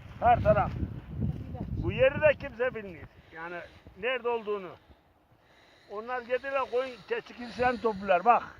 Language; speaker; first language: Turkish; native; Turkish